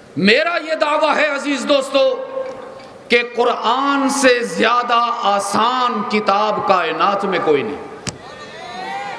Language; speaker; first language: Urdu; native; Urdu